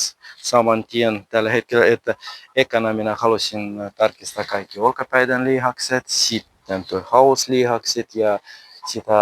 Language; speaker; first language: Finnish; non-native, learner; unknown